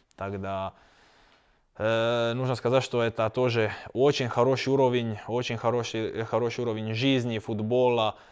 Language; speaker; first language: Russian; non-native, learner; Croatian